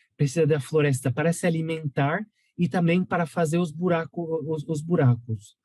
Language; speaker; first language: Portuguese; non-native, fluent; French